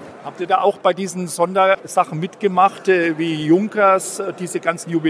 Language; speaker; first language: German; native; German